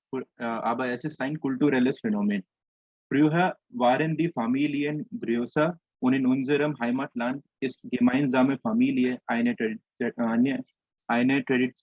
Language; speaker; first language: German; non-native, fluent; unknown